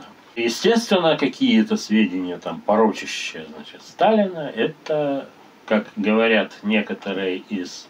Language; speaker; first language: Russian; native; Russian